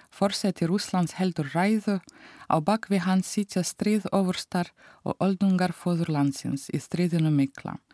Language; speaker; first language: Icelandic; non-native, fluent; Russian